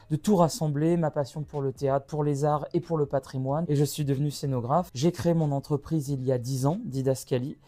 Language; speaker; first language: French; native; French